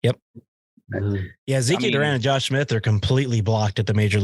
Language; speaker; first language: English; native; English